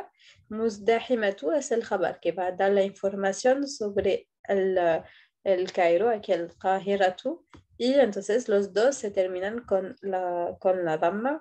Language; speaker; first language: Spanish; non-native, fluent; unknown